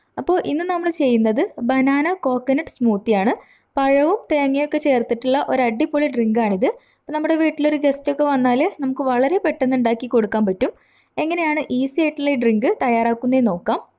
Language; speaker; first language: Malayalam; native; Malayalam